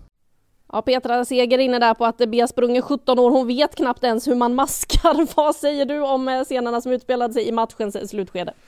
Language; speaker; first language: Swedish; native; Swedish